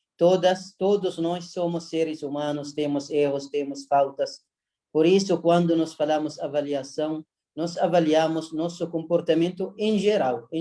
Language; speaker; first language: Portuguese; non-native, fluent; Arabic